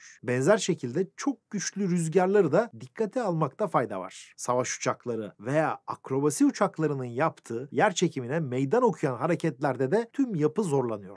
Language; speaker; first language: Turkish; native; Turkish